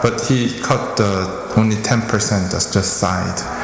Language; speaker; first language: English; non-native, fluent; Korean